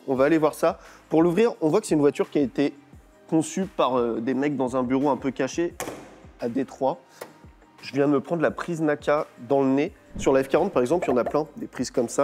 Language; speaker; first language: French; native; French